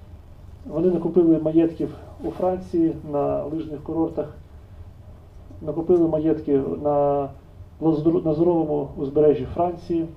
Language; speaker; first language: Ukrainian; native; Ukrainian